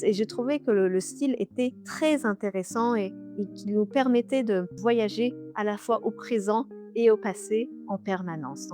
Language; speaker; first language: French; native; French